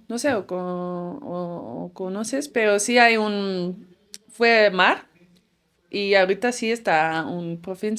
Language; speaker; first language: Spanish; non-native, fluent; Dutch